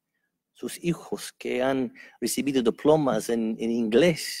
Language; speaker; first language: Spanish; non-native, fluent; English